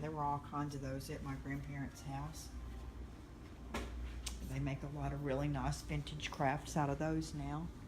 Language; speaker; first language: English; native; English